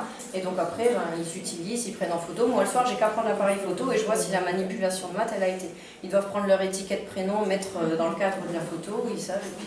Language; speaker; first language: French; native; French